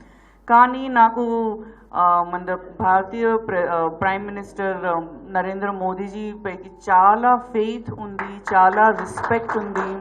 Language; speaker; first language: Telugu; non-native, learner; Gujarati